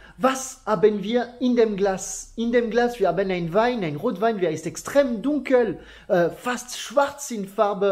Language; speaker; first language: German; non-native, learner; French